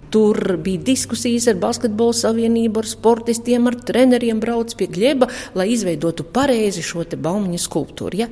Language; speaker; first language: Latvian; native; Latvian